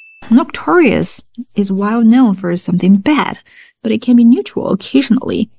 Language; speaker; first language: English; non-native, fluent; Chinese